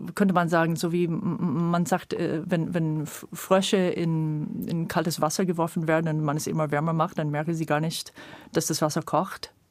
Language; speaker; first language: German; non-native, fluent; English